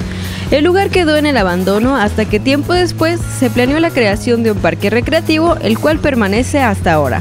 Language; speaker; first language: Spanish; native; Spanish